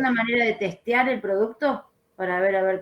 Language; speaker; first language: Spanish; native; Spanish